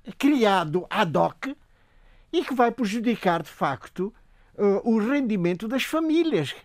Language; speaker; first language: Portuguese; non-native, local second language; Upper Guinea Crioulo